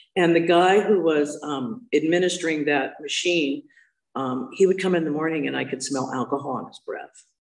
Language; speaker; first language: English; native; English